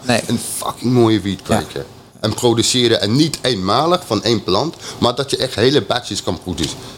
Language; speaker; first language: Dutch; non-native, fluent; English